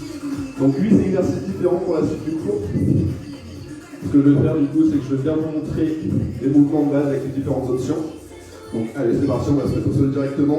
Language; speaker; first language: French; native; French